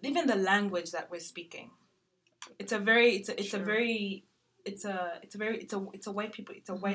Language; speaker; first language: English; non-native, local second language; Ganda